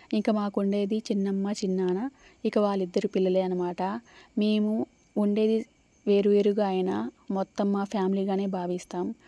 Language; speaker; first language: Telugu; native; Telugu